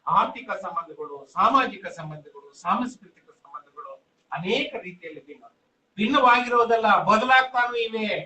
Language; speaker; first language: Kannada; non-native, local second language; Telugu